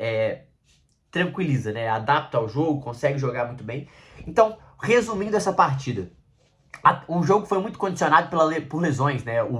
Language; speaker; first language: Portuguese; native; Portuguese